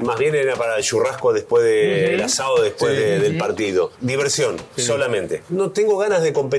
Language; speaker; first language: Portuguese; non-native, learner; Spanish